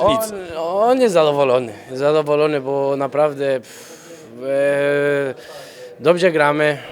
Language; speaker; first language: Polish; non-native, fluent; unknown